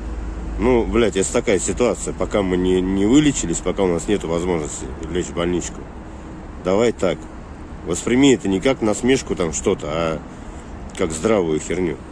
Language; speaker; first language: Russian; native; Russian